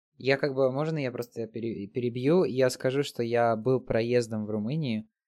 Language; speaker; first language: Russian; native; Russian